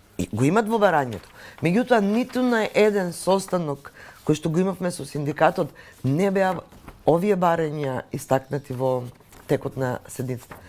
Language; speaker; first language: Macedonian; native; Macedonian